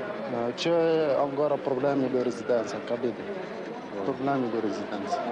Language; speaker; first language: Italian; non-native, learner; Arabic